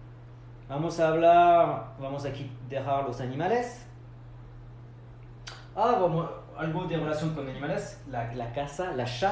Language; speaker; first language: Spanish; non-native, fluent; French